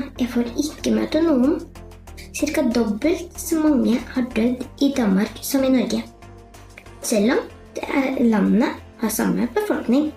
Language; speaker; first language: Norwegian; early bilingual, heritage; Norwegian